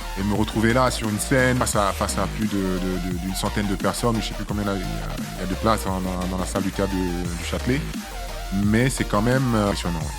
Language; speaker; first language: French; early bilingual, other home language; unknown